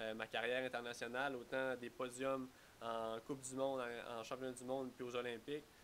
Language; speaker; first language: French; native; French